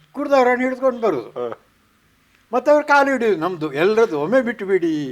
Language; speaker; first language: Kannada; non-native, local second language; Konkani